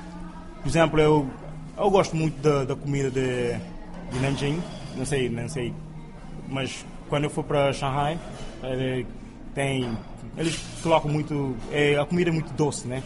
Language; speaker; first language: Portuguese; non-native, local second language; Kabuverdianu